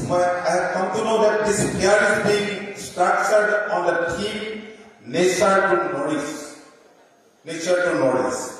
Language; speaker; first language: English; non-native, local second language; Assamese